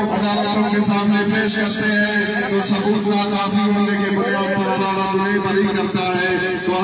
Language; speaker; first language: Urdu; non-native, local second language; Baluchi